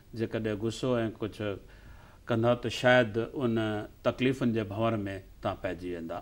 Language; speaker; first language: Sindhi; early bilingual, heritage; Sindhi